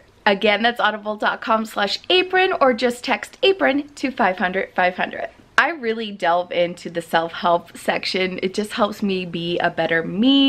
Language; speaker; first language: English; native; English